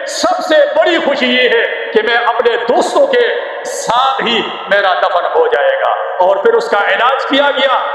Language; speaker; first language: Urdu; non-native, local second language; Pashto